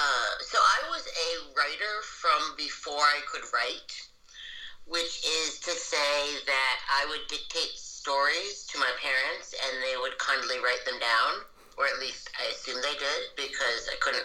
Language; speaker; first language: English; native; English